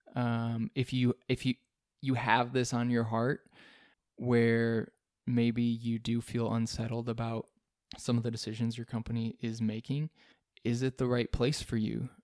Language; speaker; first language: English; native; English